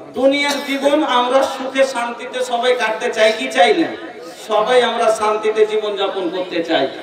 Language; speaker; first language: Bangla; non-native, local second language; Bhojpuri